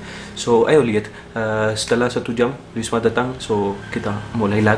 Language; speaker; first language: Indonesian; non-native, learner; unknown